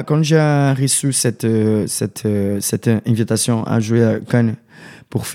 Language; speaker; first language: French; non-native, fluent; Portuguese